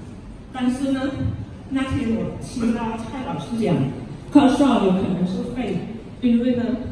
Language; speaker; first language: Chinese; early bilingual, heritage; Chinese